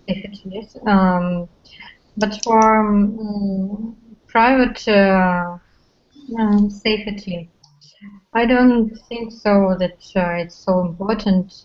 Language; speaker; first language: English; non-native, learner; Russian